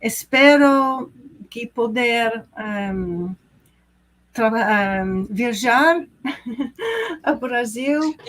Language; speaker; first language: Portuguese; non-native, learner; English